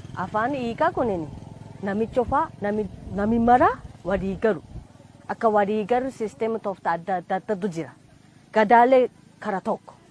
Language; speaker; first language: Oromo; non-native, fluent; Japanese